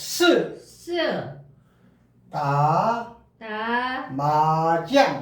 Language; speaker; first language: Chinese; non-native, learner; Korean